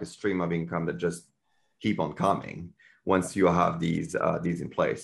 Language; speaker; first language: English; non-native, fluent; French